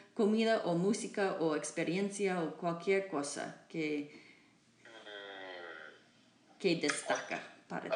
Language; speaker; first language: Spanish; non-native, learner; English